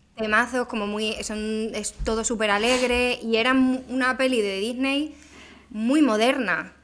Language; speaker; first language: Spanish; native; Spanish